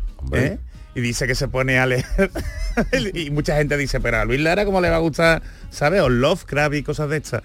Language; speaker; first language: Spanish; native; Spanish